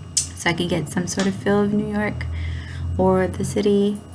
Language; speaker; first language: English; native; English